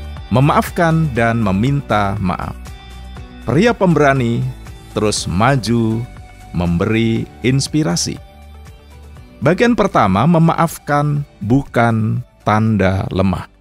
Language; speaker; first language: Indonesian; native; Indonesian